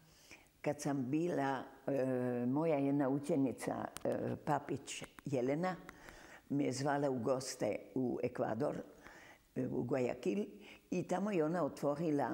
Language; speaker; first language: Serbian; early bilingual, heritage; Serbian